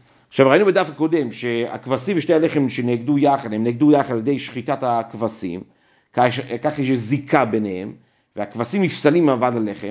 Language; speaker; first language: Hebrew; native; Hebrew